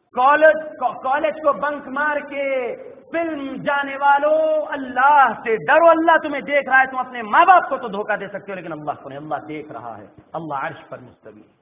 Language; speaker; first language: Urdu; native; Urdu